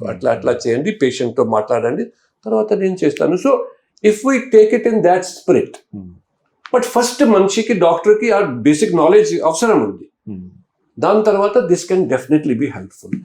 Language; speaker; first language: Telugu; non-native, fluent; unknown